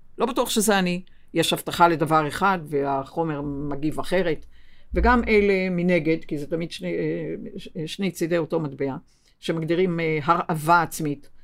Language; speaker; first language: Hebrew; native; Hebrew